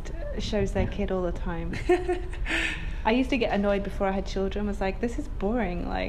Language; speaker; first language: English; native; English